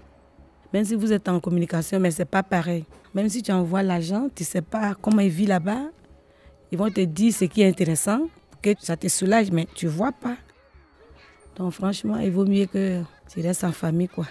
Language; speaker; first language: French; non-native, fluent; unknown